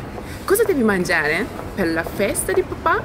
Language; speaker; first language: Italian; non-native, learner; Japanese